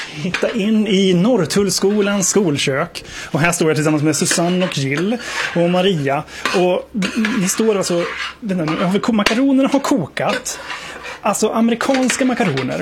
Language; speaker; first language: Swedish; native; Swedish